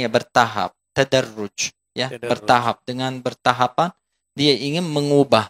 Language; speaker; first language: Indonesian; non-native, fluent; Turkish